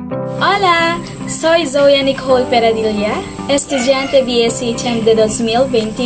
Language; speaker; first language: Spanish; non-native, learner; Filipino